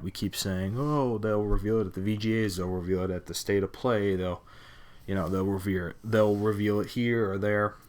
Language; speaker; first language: English; native; English